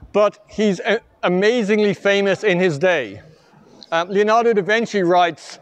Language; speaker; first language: English; native; English